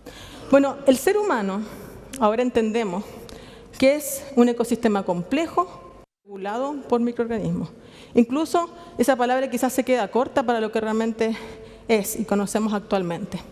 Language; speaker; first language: Spanish; native; Spanish